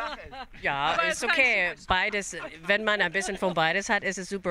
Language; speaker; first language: German; early bilingual, other home language; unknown